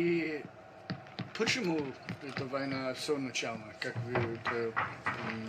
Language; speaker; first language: Russian; non-native, learner; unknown